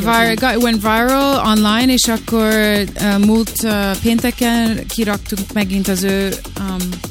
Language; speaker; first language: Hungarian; early bilingual, heritage; English